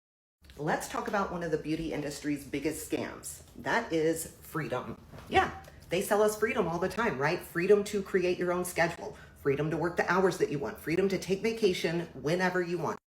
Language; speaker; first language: English; native; English